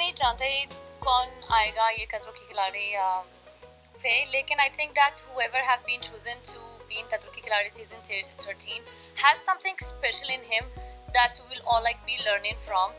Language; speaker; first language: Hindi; non-native, learner; Arabic